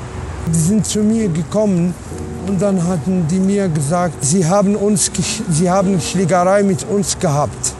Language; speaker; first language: German; non-native, learner; Arabic